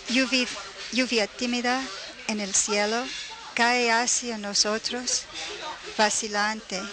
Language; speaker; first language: Spanish; non-native, fluent; English